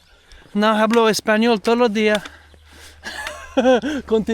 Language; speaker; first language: Spanish; non-native, learner; English